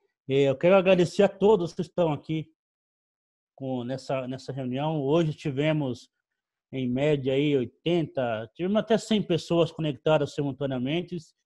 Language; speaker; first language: Portuguese; native; Portuguese